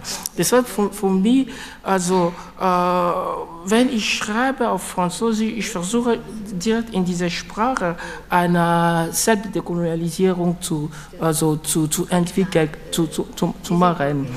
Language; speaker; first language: German; non-native, learner; French